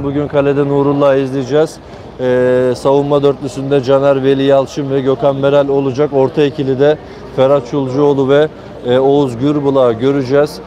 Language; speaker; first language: Turkish; native; Turkish